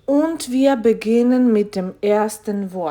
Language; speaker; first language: German; non-native, fluent; Ukrainian